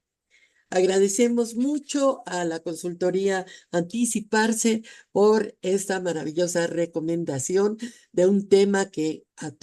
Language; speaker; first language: Spanish; native; Spanish